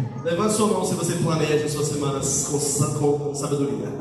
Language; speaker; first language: Portuguese; native; Portuguese